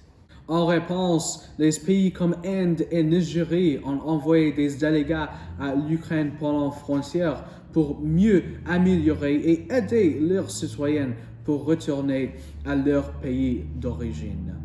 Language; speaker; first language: French; non-native, learner; English